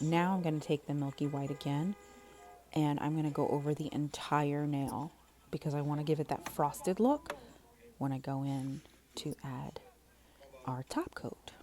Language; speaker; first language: English; native; English